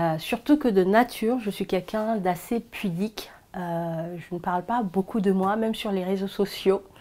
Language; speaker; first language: French; non-native, local second language; Wolof